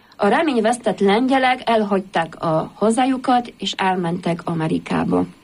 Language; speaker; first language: Hungarian; non-native, fluent; Polish